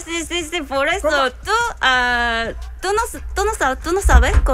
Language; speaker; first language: Spanish; non-native, learner; Korean